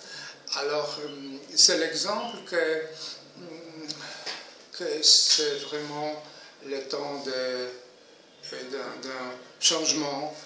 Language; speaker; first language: French; non-native, fluent; Polish